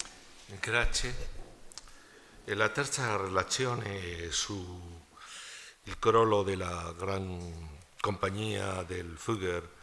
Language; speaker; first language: Italian; non-native, learner; Spanish